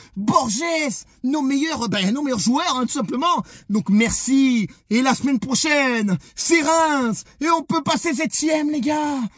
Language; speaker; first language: French; native; French